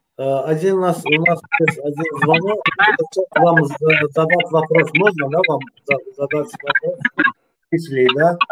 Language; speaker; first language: Russian; non-native, local second language; Azerbaijani